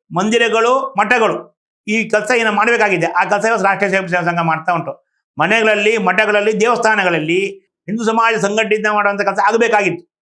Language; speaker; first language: Kannada; native; Kannada